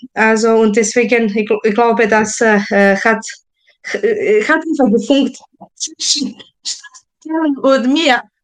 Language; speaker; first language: German; non-native, fluent; Serbian